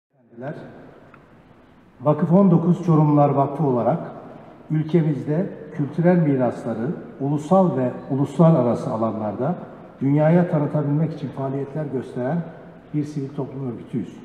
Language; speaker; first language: Turkish; native; Turkish